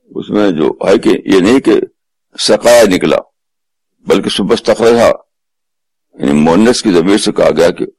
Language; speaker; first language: Urdu; native; Urdu